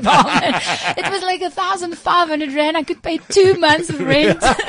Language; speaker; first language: English; non-native, local second language; Afrikaans